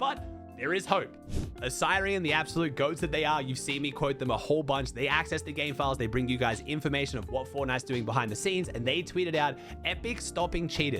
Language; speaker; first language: English; native; English